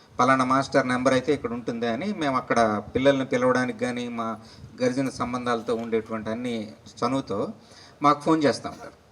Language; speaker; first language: Telugu; non-native, local second language; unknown